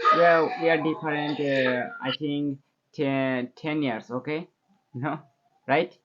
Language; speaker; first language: English; non-native, learner; Bangla